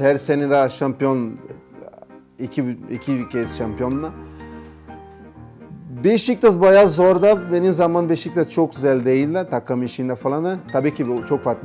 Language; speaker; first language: Turkish; non-native, learner; Portuguese